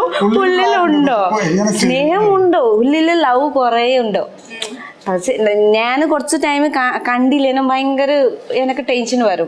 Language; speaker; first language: Malayalam; non-native, learner; Nepali